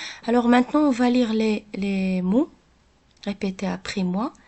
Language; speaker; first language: French; non-native, local second language; Arabic